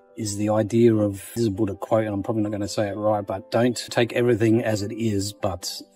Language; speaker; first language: English; native; English